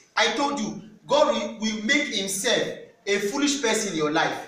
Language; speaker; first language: English; non-native, local second language; Yoruba